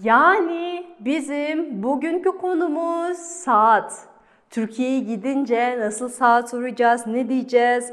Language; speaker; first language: Turkish; non-native, fluent; Kazakh